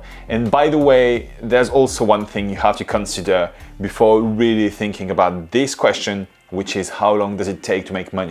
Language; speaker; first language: English; non-native, fluent; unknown